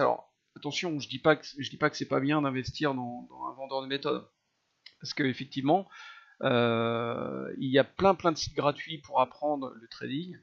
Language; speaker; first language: French; native; French